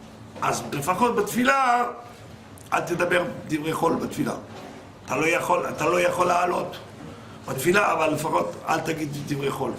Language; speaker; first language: Hebrew; non-native, fluent; French